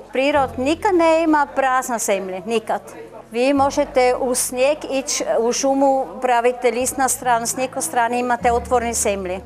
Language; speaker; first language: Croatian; non-native, learner; German